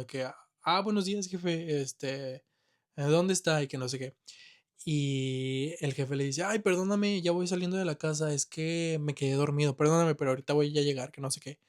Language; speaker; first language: Spanish; native; Spanish